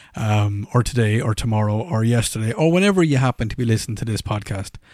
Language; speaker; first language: English; native; English